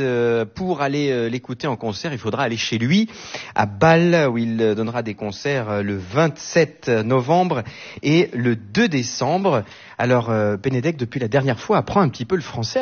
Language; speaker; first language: French; native; French